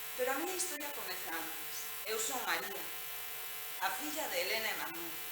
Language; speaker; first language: Galician; native; Galician